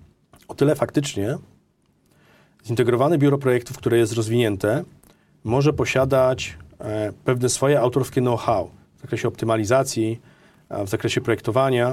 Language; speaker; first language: Polish; native; Polish